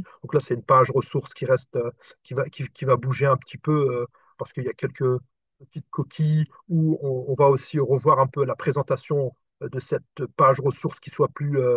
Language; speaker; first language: French; native; French